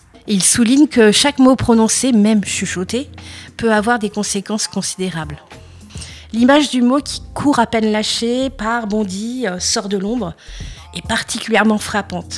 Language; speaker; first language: French; native; French